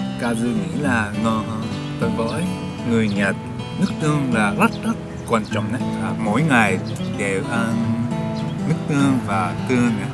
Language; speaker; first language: Vietnamese; non-native, learner; Japanese